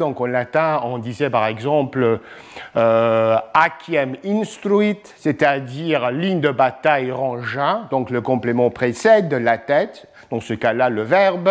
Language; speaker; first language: French; non-native, fluent; English